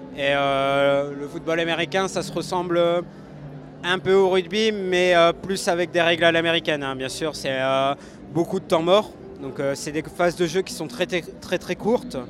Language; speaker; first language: French; native; French